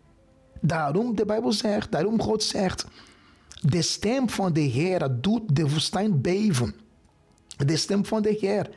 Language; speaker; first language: Dutch; non-native, fluent; Portuguese